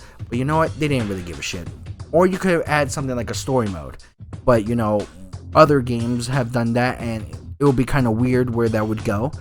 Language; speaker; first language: English; native; English